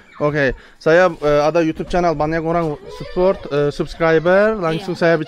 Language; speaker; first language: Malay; non-native, learner; Turkish